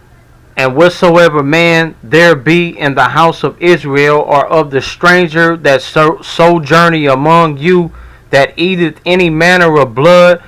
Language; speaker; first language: English; native; English